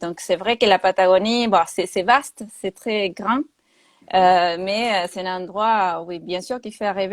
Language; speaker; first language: French; non-native, fluent; Spanish